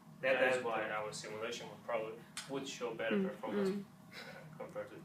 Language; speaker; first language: English; non-native, fluent; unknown